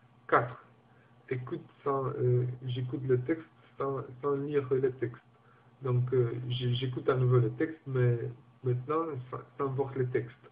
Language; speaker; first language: French; non-native, learner; Romanian